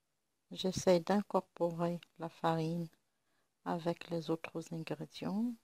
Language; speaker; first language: French; non-native, local second language; Arabic